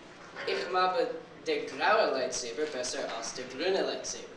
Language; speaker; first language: German; non-native, learner; English